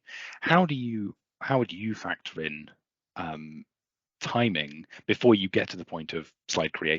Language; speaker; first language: English; native; English